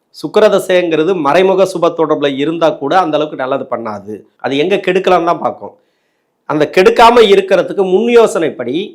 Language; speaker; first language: Tamil; native; Tamil